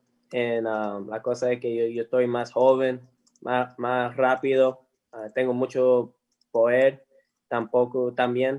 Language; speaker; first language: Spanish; early bilingual, heritage; English